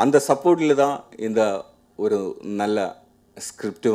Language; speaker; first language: Tamil; non-native, learner; Malayalam